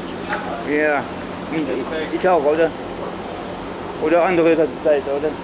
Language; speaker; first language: German; non-native, learner; Russian